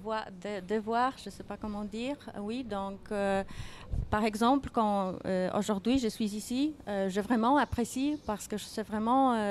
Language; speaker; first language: French; non-native, fluent; Polish